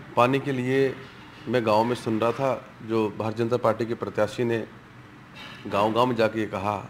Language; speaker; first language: Hindi; native; Hindi